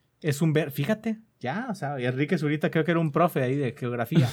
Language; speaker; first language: Spanish; native; Spanish